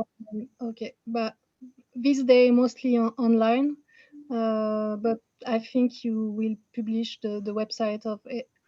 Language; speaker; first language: English; non-native, fluent; French